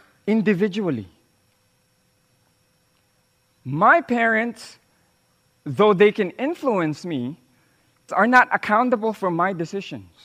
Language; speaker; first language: English; non-native, local second language; Filipino